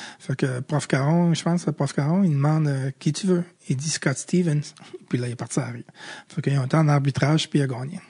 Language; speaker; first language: French; early bilingual, other home language; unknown